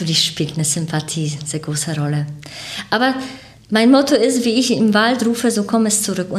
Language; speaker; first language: German; native; German